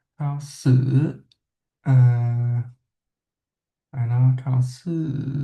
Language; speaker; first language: Thai; non-native, learner; English